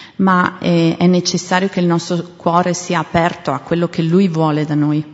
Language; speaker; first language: Italian; native; Italian